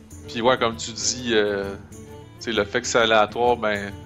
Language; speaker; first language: French; native; French